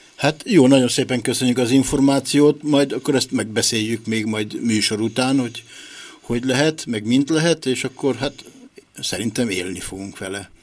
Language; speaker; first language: Hungarian; native; Hungarian